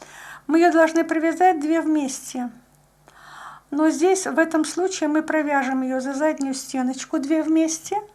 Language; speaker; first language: Russian; native; Russian